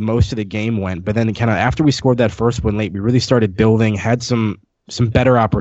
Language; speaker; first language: English; native; English